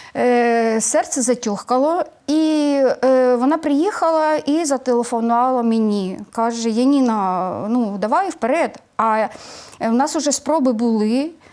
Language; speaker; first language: Ukrainian; native; Ukrainian